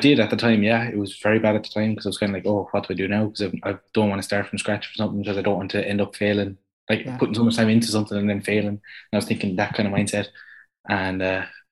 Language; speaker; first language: English; native; English